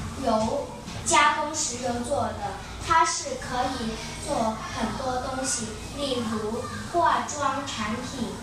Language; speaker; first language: Chinese; non-native, local second language; Cantonese